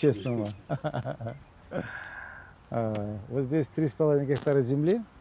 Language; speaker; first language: Russian; non-native, local second language; Kyrgyz